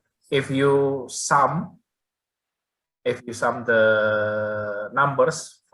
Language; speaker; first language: English; non-native, learner; Indonesian